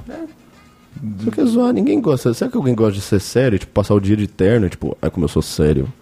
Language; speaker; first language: Portuguese; native; Portuguese